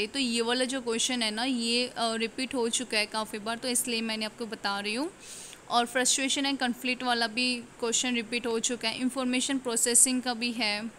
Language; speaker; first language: Hindi; native; Hindi